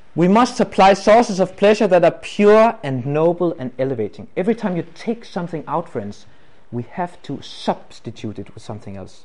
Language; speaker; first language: English; non-native, fluent; Danish